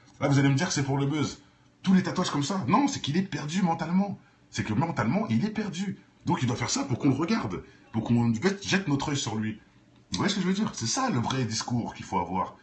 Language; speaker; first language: French; native; French